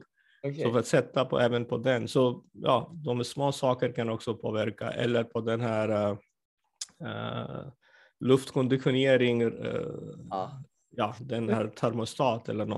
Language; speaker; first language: Swedish; non-native, fluent; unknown